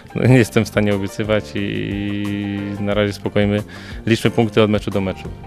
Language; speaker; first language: Polish; native; Polish